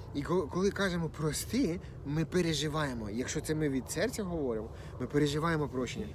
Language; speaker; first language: Ukrainian; non-native, local second language; Russian